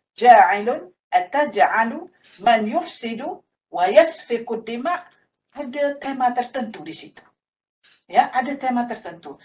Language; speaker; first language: Malay; native; Malay